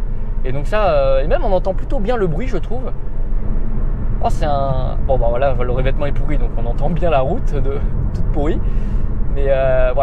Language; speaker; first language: French; native; French